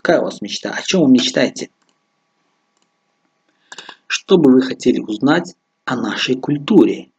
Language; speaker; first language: Russian; non-native, local second language; Tajik